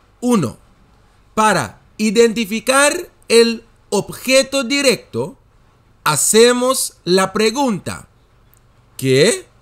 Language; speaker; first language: Spanish; non-native, fluent; Dutch